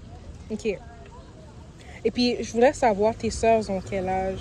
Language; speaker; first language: French; native; French